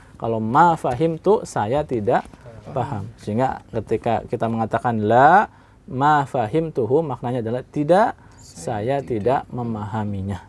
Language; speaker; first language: Indonesian; native; Indonesian